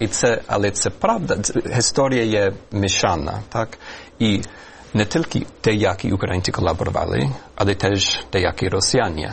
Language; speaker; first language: Ukrainian; non-native, fluent; English